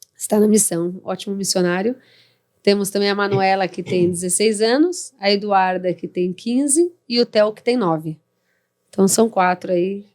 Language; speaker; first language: Portuguese; native; Portuguese